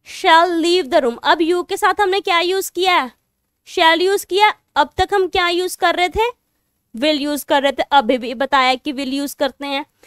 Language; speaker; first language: Hindi; non-native, local second language; Punjabi